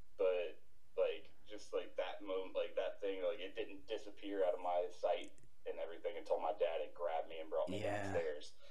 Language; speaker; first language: English; native; English